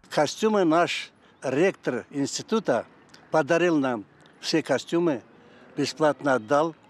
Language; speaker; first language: Russian; non-native, local second language; Karachay-Balkar